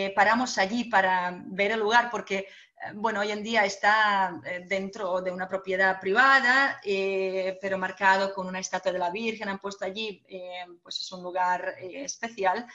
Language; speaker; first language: Spanish; non-native, fluent; Croatian